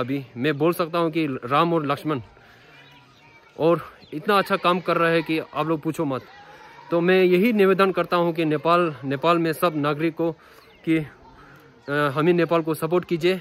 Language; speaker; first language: Hindi; non-native, fluent; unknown